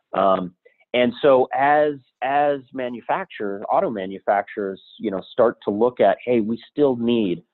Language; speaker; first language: English; native; English